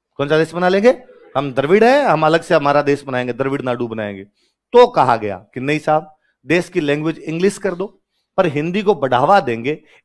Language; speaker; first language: Hindi; non-native, local second language; Rajasthani